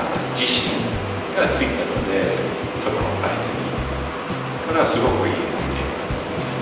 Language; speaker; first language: Japanese; non-native, fluent; English